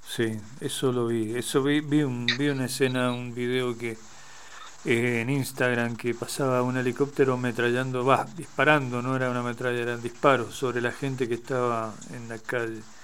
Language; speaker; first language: Spanish; native; Spanish